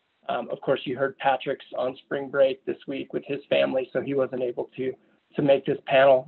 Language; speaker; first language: English; native; English